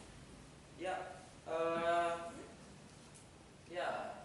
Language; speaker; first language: English; non-native, fluent; Indonesian